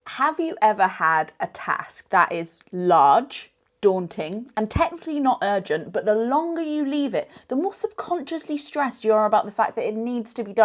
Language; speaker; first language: English; native; English